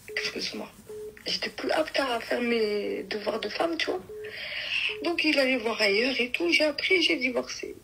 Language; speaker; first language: French; early bilingual, other home language; Arabic